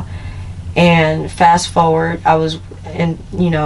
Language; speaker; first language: English; native; English